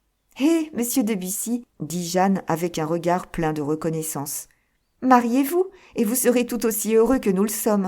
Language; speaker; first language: French; native; French